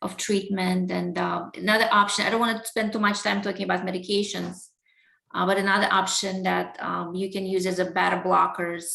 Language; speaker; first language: English; non-native, fluent; Russian